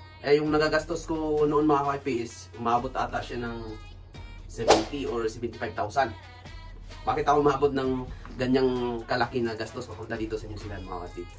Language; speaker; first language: Filipino; non-native, local second language; Hiligaynon